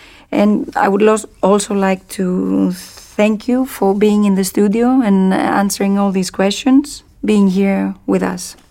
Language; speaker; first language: English; non-native, fluent; Greek